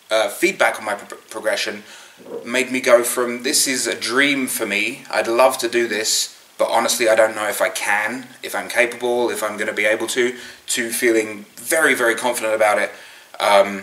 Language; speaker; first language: English; native; English